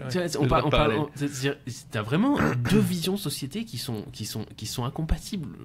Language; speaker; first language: French; native; French